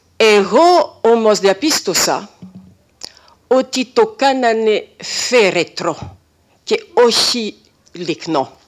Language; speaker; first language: Greek; non-native, fluent; French